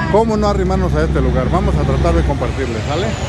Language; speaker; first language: Spanish; native; Spanish